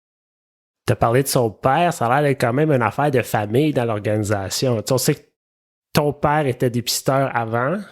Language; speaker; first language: French; native; French